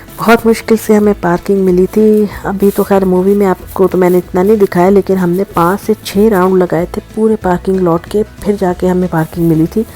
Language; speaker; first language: Urdu; native; Urdu